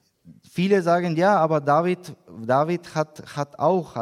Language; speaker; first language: German; non-native, learner; Spanish